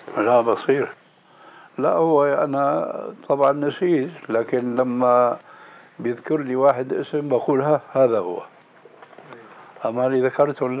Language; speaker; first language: Arabic; native; Arabic